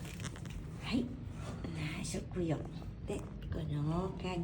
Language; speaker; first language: Japanese; non-native, learner; Filipino